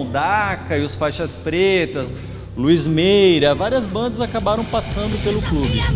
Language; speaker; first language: Portuguese; native; Portuguese